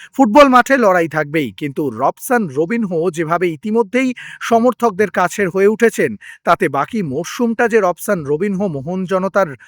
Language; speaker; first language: Bangla; native; Bangla